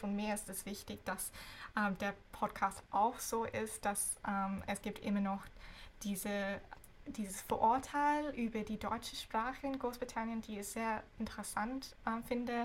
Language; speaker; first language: German; non-native, fluent; English